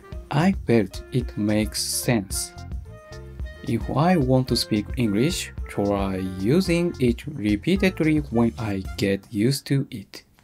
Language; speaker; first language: English; non-native, learner; Japanese